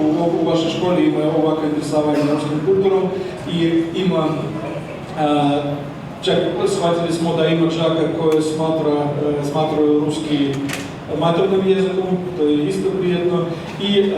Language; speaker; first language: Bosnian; non-native, fluent; Russian